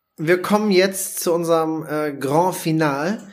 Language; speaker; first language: German; native; German